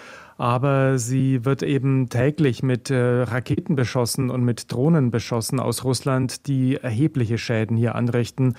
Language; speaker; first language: German; native; German